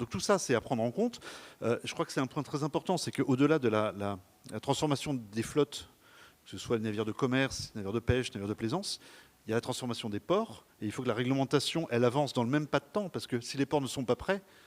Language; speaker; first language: French; native; French